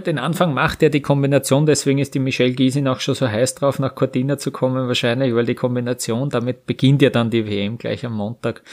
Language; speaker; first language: German; native; German